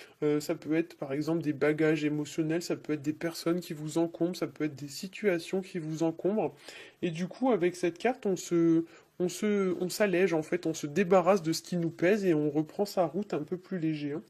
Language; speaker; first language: French; native; French